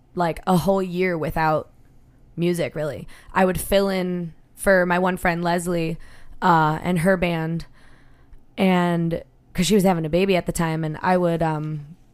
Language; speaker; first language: English; native; English